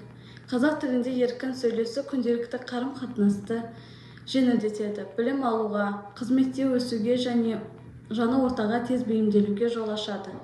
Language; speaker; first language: Kazakh; non-native, local second language; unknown